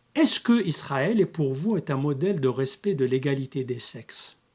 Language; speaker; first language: French; non-native, local second language; Arabic